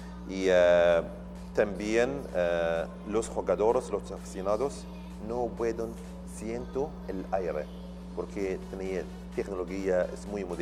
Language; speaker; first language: Spanish; non-native, learner; Arabic